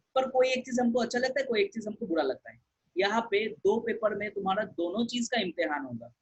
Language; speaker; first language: Hindi; non-native, local second language; Bangla